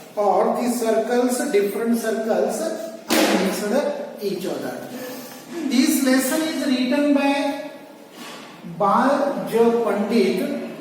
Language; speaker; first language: English; non-native, local second language; Marathi